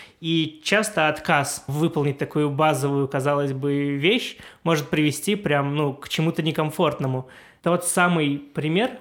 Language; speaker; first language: Russian; native; Russian